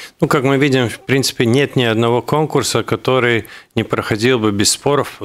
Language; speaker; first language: Russian; non-native, local second language; Latvian